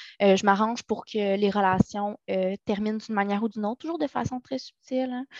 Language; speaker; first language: French; native; French